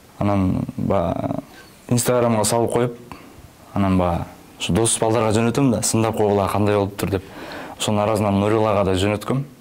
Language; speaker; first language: Kyrgyz; native; Kyrgyz